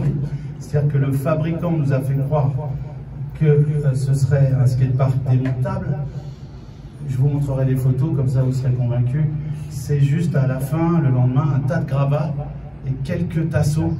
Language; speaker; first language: French; native; French